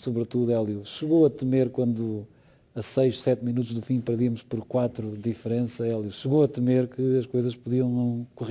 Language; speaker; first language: Portuguese; native; Portuguese